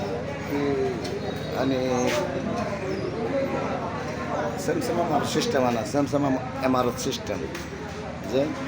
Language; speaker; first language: Arabic; non-native, learner; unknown